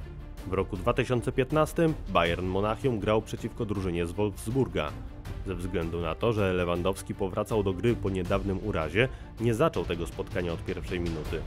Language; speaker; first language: Polish; native; Polish